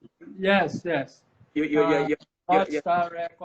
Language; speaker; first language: English; non-native, learner; Portuguese